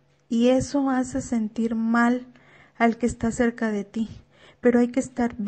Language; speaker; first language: Spanish; native; Spanish